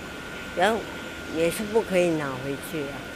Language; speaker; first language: Chinese; non-native, local second language; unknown